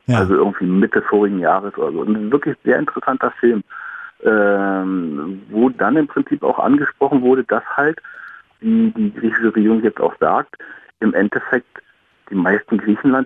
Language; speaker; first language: German; native; German